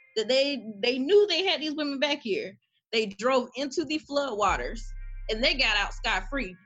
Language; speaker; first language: English; native; English